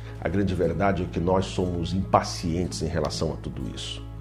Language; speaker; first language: Portuguese; native; Portuguese